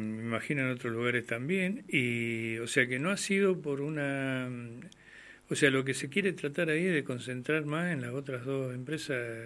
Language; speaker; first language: Spanish; native; Spanish